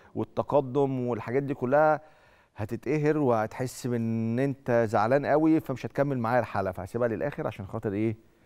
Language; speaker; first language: Arabic; native; Arabic